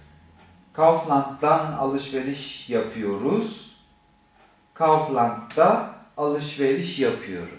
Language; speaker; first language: Turkish; non-native, fluent; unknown